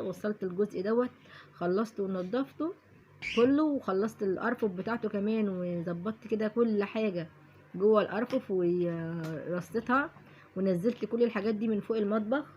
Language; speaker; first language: Arabic; native; Arabic